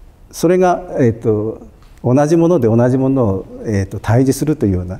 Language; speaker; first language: Japanese; native; Japanese